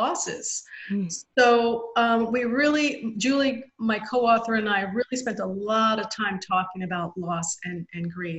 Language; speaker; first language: English; native; English